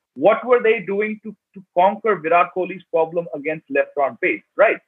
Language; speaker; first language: English; native; English